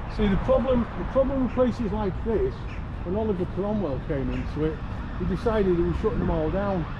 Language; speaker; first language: English; native; English